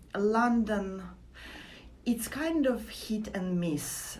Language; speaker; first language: English; non-native, fluent; Latvian